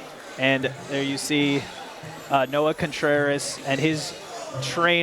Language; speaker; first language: English; native; English